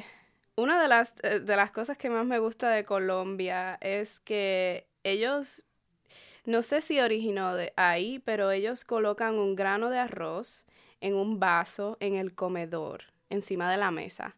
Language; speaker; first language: Spanish; early bilingual, heritage; Spanish